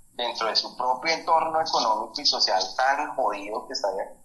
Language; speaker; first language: Spanish; native; Spanish